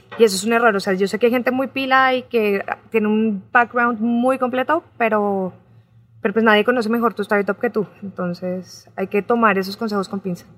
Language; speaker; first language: Spanish; native; Spanish